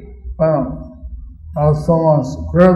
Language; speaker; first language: Spanish; non-native, learner; English